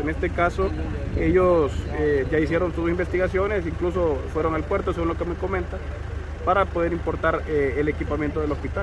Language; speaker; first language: Spanish; native; Spanish